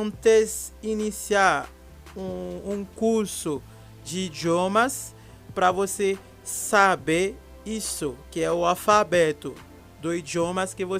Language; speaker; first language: Portuguese; non-native, fluent; Haitian Creole